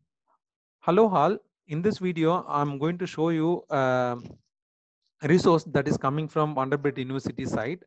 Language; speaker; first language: English; non-native, local second language; Tamil